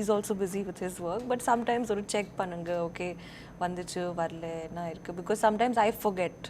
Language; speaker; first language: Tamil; non-native, learner; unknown